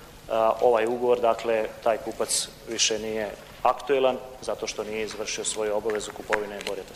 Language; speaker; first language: Croatian; native; Croatian